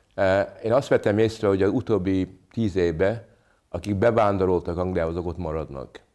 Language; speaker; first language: Hungarian; early bilingual, other home language; English